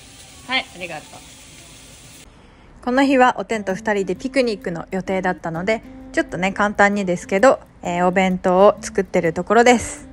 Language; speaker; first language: Japanese; native; Japanese